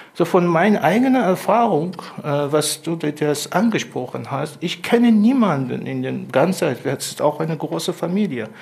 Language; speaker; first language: German; non-native, fluent; Persian